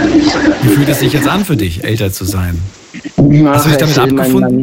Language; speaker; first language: German; native; German